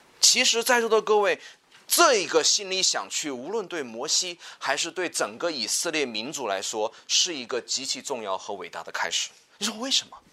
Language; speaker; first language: Chinese; native; Chinese